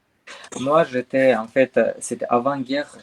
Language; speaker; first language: French; non-native, learner; Armenian